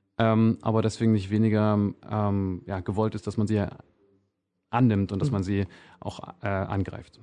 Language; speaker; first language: German; native; German